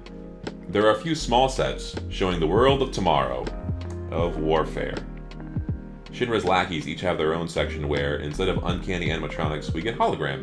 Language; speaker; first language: English; native; English